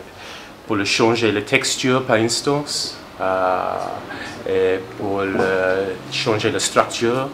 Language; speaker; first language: French; non-native, learner; English